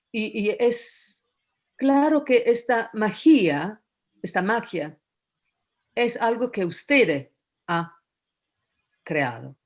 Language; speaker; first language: Spanish; non-native, fluent; Italian